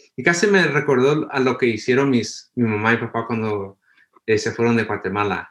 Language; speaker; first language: Spanish; early bilingual, heritage; Spanish